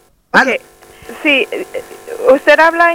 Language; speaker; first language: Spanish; non-native, learner; English